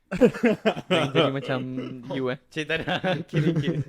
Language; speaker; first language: Malay; native; Malay